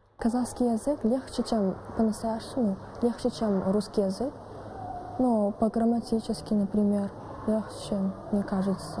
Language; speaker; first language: Russian; non-native, local second language; Korean